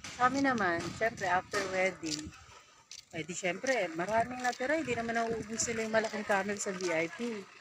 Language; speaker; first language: Filipino; native; Filipino